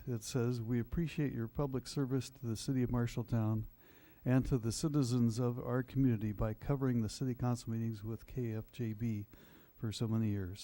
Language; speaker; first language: English; native; English